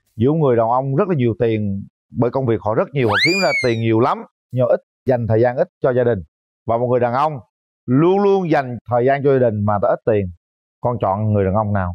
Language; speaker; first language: Vietnamese; native; Vietnamese